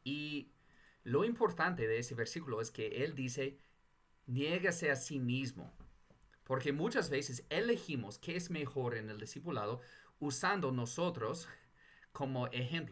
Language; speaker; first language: Spanish; non-native, fluent; English